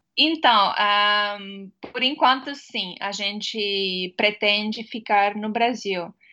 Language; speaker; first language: Portuguese; non-native, fluent; Estonian